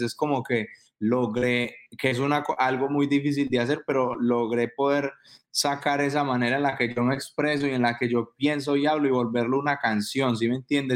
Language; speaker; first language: Spanish; native; Spanish